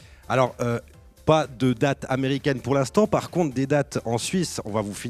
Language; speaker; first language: French; native; French